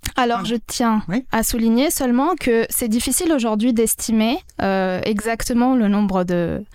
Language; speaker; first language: French; non-native, local second language; Arabic